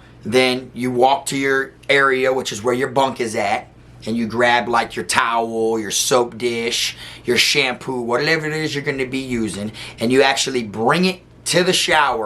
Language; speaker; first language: English; native; English